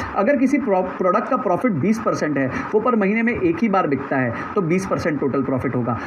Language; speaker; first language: Hindi; native; Hindi